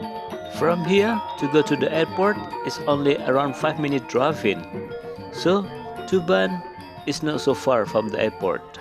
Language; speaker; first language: English; non-native, learner; Indonesian